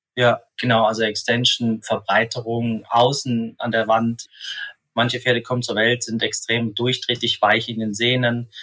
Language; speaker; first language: German; native; German